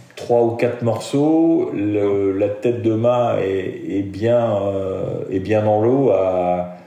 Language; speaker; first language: French; native; French